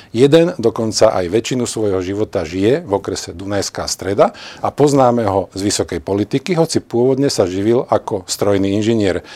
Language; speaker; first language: Slovak; native; Slovak